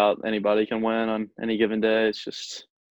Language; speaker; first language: English; native; English